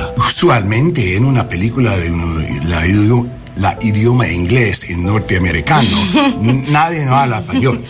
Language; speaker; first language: Spanish; non-native, learner; English